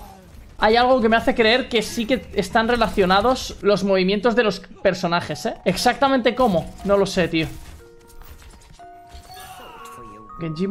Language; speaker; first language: Spanish; native; Spanish